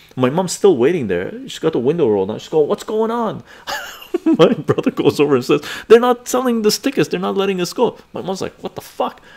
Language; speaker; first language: English; early bilingual, other home language; Persian